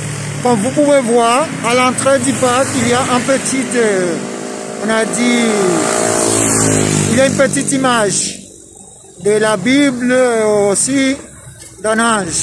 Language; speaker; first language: French; non-native, fluent; Spanish